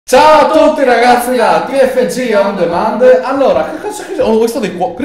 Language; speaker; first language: Italian; native; Italian